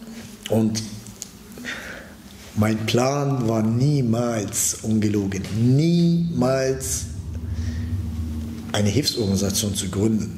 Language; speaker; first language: German; early bilingual, other home language; Turkish